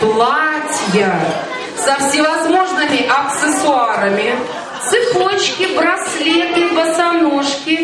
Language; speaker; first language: Russian; native; Russian